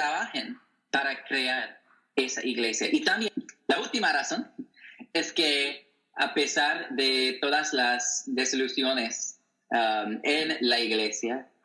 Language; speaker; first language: Spanish; non-native, learner; English